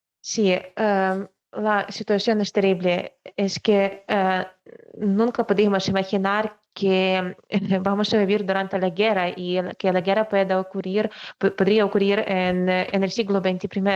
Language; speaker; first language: Spanish; non-native, fluent; Ukrainian